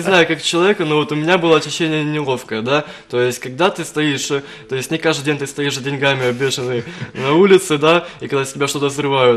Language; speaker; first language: Russian; native; Russian